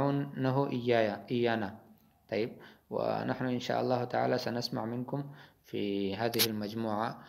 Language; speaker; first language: Arabic; non-native, fluent; Urdu